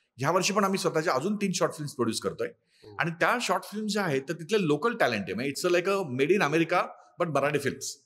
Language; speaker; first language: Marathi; native; Marathi